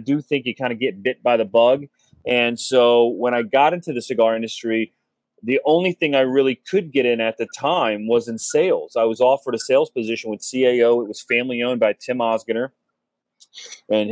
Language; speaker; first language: English; native; English